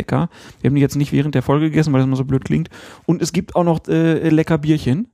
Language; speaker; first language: German; native; German